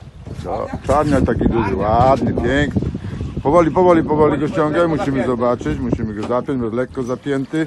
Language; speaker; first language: Polish; native; Polish